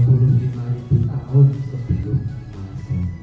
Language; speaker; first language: Indonesian; native; Indonesian